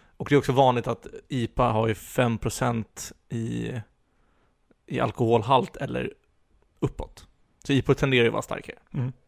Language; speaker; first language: Swedish; native; Swedish